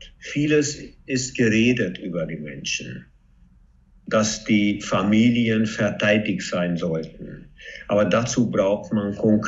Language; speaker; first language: German; non-native, fluent; Hungarian